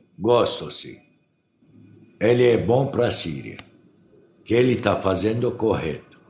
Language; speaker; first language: Portuguese; non-native, fluent; Arabic